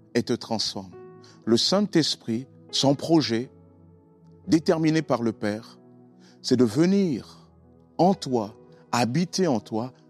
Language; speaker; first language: French; native; French